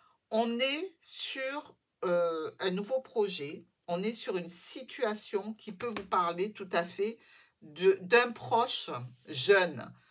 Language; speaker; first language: French; native; French